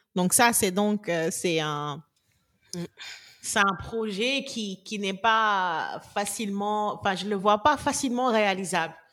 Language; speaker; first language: French; non-native, local second language; Wolof